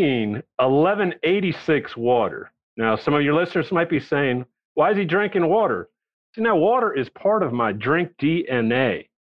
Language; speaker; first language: English; native; English